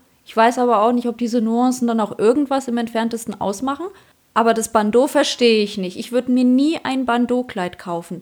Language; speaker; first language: German; early bilingual, other home language; Polish